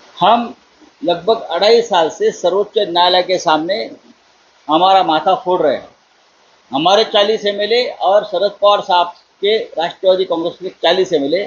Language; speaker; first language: Hindi; native; Hindi